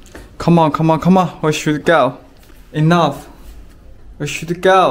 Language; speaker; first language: English; non-native, local second language; Chinese